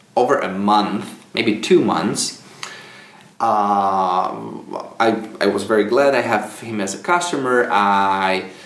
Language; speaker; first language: English; non-native, fluent; Czech